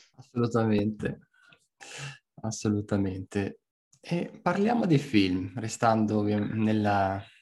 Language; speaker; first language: Italian; native; Italian